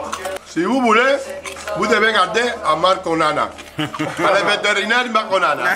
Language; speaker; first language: French; non-native, learner; Spanish